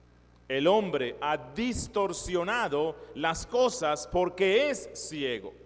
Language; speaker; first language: Spanish; native; Spanish